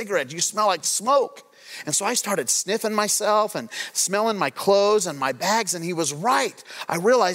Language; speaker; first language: English; native; English